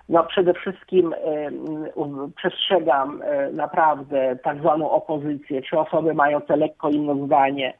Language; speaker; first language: Polish; native; Polish